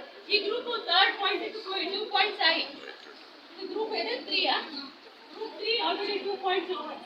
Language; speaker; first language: Malayalam; non-native, local second language; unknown